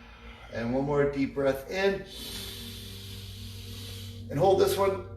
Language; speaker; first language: English; native; English